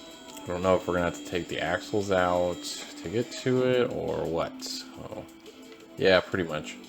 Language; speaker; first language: English; native; English